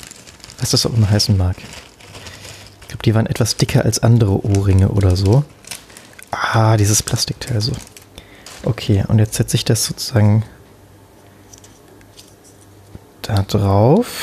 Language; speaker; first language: German; native; German